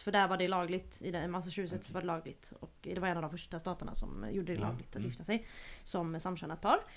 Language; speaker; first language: Swedish; native; Swedish